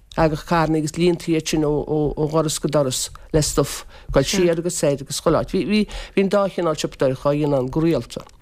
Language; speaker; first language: Irish; native; Irish